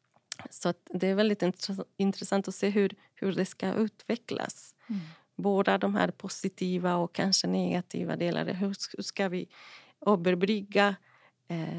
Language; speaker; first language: Swedish; non-native, fluent; Spanish